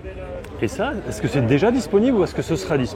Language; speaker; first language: French; native; French